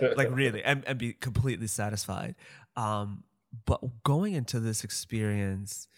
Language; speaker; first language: English; native; English